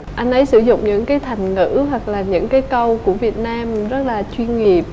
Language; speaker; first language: Vietnamese; native; Vietnamese